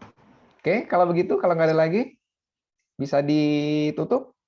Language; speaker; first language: Indonesian; native; Indonesian